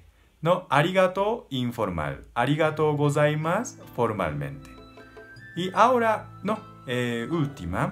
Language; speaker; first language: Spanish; non-native, learner; Japanese